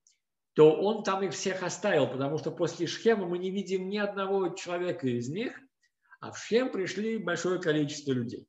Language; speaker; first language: Russian; native; Russian